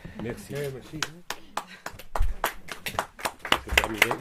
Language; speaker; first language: French; native; French